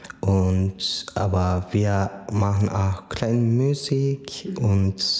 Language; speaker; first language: German; non-native, learner; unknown